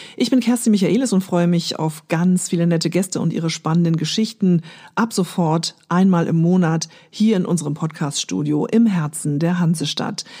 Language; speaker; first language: German; native; German